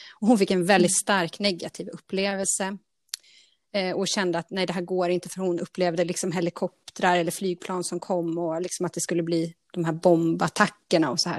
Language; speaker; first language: Swedish; native; Swedish